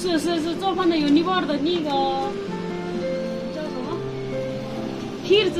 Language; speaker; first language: Chinese; non-native, learner; Nepali